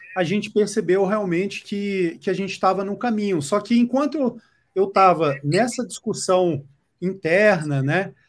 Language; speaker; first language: Portuguese; native; Portuguese